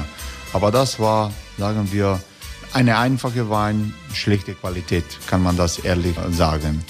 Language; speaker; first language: German; non-native, learner; Croatian